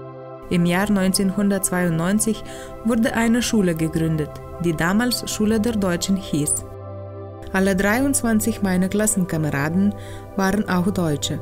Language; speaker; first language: German; non-native, fluent; Lithuanian